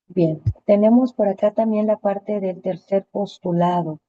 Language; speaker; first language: Spanish; native; Spanish